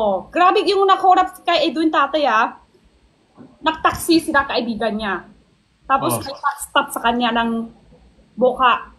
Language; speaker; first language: Filipino; non-native, learner; Chinese